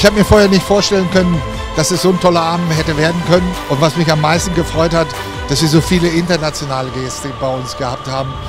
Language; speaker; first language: German; native; German